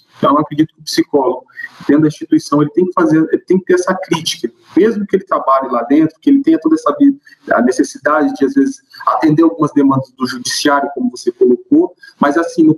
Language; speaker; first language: Portuguese; native; Portuguese